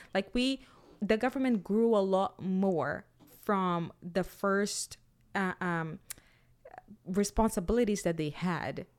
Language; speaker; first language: English; non-native, fluent; Portuguese